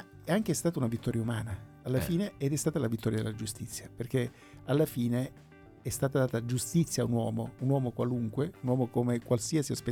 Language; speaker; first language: Italian; native; Italian